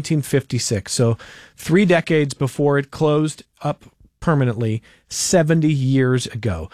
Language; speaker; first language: English; native; English